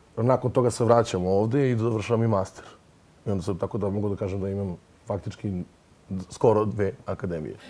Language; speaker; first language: Serbian; native; Serbian